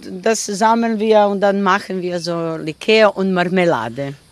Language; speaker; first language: German; non-native, learner; Croatian